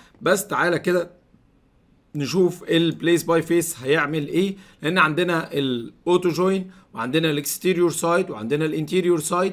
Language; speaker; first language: Arabic; native; Arabic